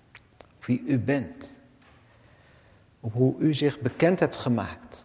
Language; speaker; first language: Dutch; native; Dutch